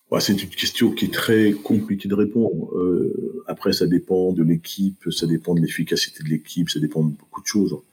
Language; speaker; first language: French; early bilingual, other home language; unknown